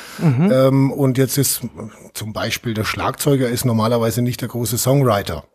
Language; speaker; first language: German; native; German